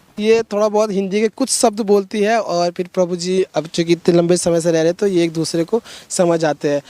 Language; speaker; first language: Hindi; native; Hindi